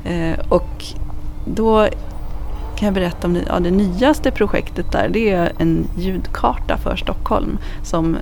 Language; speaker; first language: Swedish; native; Swedish